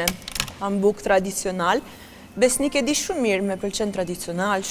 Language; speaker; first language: Albanian; non-native, learner; Romanian